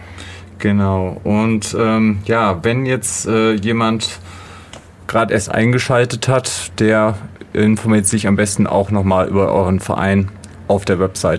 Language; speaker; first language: German; native; German